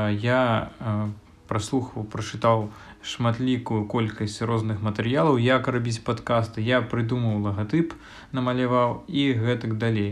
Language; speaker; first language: Belarusian; non-native, local second language; Russian